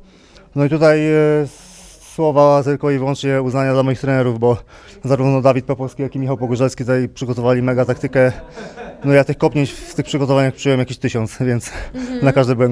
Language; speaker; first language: Polish; native; Polish